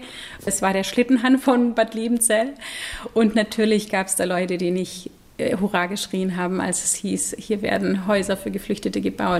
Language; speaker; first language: German; native; German